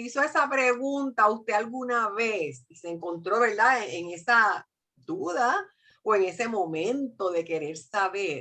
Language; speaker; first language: Spanish; native; Spanish